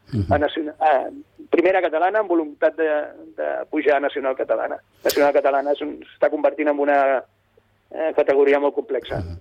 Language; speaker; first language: Catalan; native; Catalan